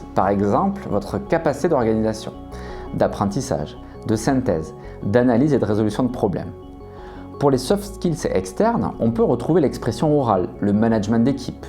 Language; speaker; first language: French; native; French